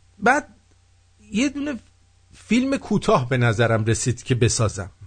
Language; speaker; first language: Persian; native; Persian